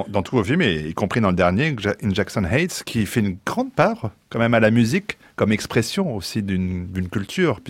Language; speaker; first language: French; native; French